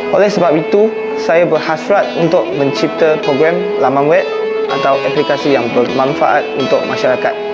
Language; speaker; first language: Malay; non-native, local second language; Chinese